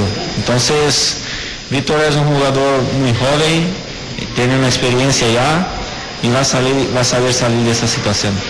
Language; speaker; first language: Spanish; non-native, fluent; Portuguese